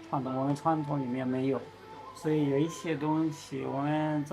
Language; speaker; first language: Chinese; non-native, learner; Spanish